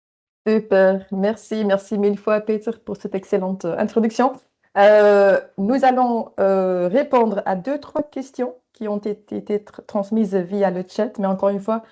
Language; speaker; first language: French; native; French